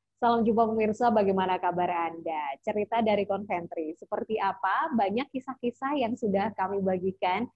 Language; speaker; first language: Indonesian; native; Indonesian